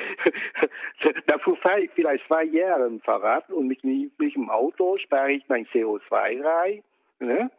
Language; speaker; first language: German; non-native, learner; Vietnamese